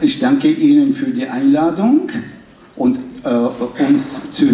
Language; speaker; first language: German; non-native, fluent; Arabic